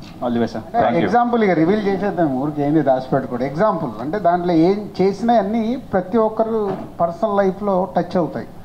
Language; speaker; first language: Telugu; native; Telugu